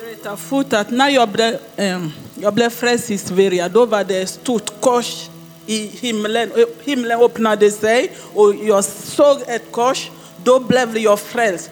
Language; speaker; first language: Swedish; non-native, fluent; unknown